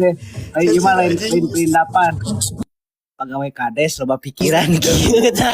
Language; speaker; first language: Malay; non-native, local second language; Sundanese